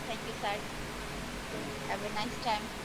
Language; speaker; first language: English; non-native, learner; Bangla